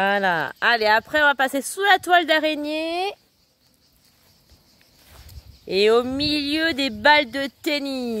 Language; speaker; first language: French; native; French